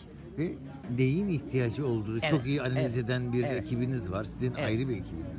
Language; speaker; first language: Turkish; native; Turkish